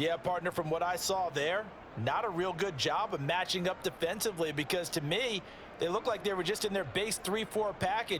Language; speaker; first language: English; native; English